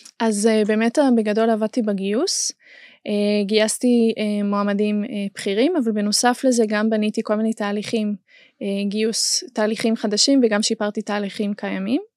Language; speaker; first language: Hebrew; non-native, fluent; German